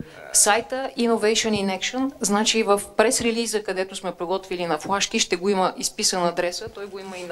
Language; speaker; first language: Bulgarian; native; Bulgarian